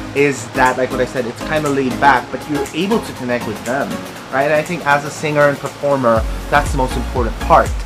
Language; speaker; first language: English; non-native, local second language; Filipino